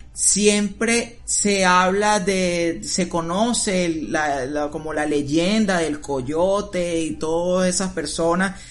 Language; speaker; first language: Spanish; native; Spanish